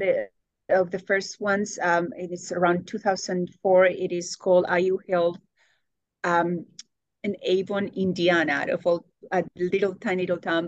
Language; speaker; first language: English; non-native, fluent; Spanish